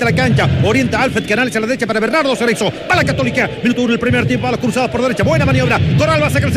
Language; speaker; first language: Spanish; native; Spanish